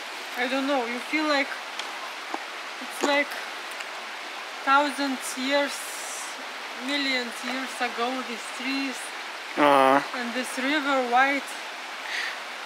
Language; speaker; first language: English; non-native, fluent; Lithuanian